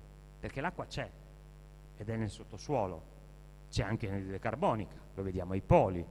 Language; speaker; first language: Italian; native; Italian